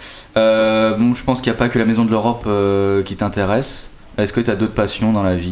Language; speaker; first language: French; native; French